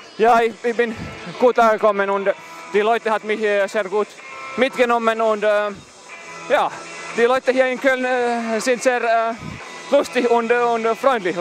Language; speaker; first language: German; non-native, learner; Finnish